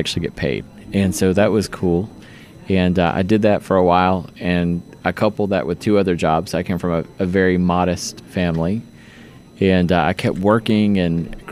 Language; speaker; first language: English; native; English